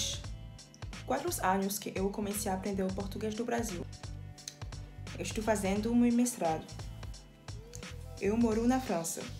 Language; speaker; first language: Portuguese; non-native, learner; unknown